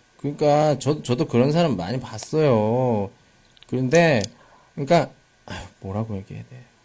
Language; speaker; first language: Korean; native; Korean